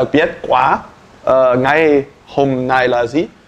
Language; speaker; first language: Vietnamese; non-native, learner; Dutch